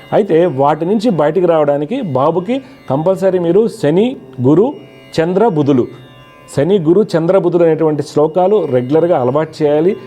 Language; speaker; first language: Telugu; native; Telugu